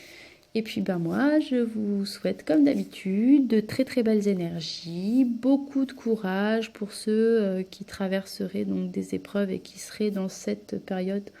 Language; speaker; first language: French; native; French